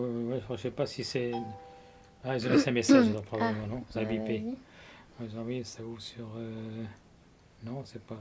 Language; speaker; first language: French; native; French